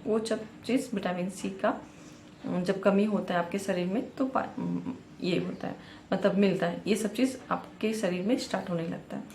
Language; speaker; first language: Hindi; native; Hindi